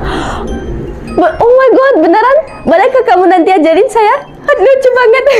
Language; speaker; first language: Indonesian; non-native, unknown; German